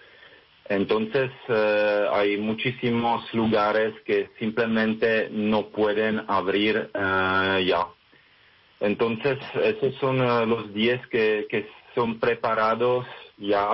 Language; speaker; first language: Spanish; non-native, fluent; Czech